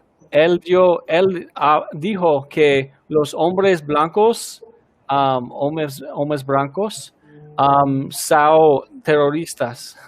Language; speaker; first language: Spanish; early bilingual, heritage; Spanish